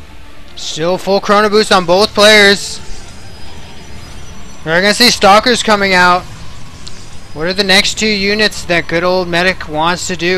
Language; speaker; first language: English; native; English